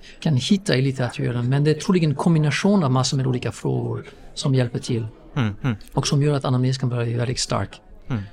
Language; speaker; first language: Swedish; non-native, fluent; English